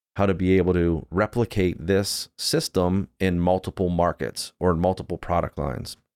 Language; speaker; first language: English; native; English